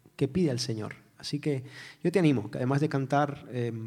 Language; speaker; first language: Spanish; native; Spanish